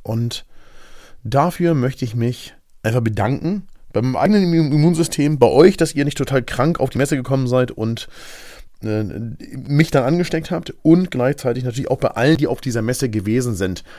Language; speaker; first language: German; native; German